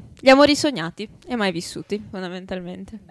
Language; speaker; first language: Italian; native; Italian